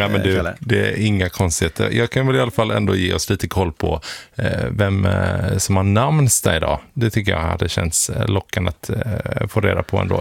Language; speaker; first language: Swedish; native; Swedish